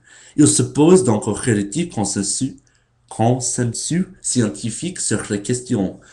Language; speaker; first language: French; non-native, learner; English